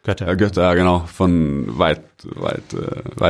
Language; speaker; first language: German; non-native, fluent; Norwegian